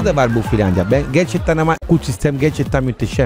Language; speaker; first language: Turkish; non-native, learner; Italian